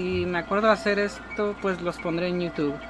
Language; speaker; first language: Spanish; non-native, fluent; English